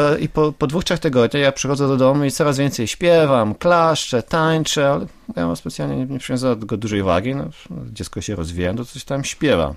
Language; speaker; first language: Polish; native; Polish